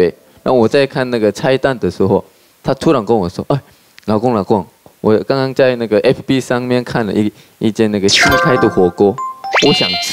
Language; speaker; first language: Chinese; non-native, fluent; Korean